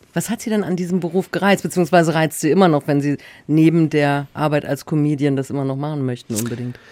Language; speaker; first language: German; native; German